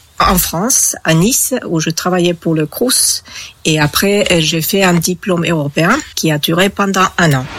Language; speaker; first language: French; non-native, fluent; Finnish